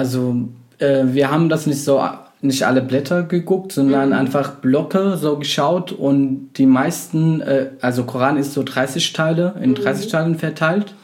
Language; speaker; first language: German; non-native, fluent; Arabic